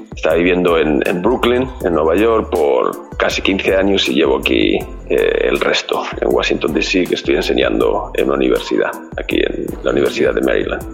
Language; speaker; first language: Spanish; native; Spanish